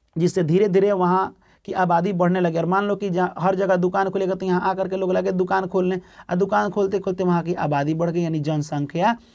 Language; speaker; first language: Hindi; native; Hindi